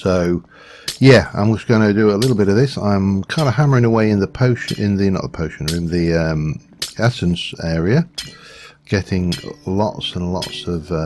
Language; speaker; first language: English; native; English